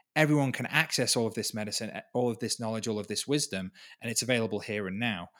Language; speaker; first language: English; native; English